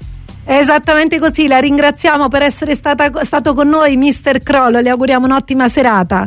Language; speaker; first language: Italian; native; Italian